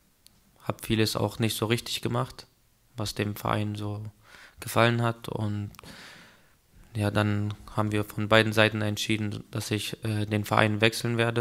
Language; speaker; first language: German; early bilingual, other home language; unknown